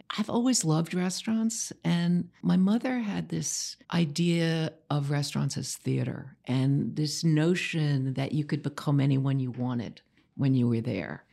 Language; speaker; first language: English; native; English